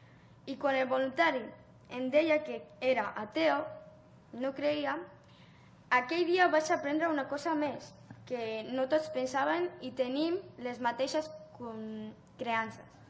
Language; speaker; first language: Catalan; early bilingual, other home language; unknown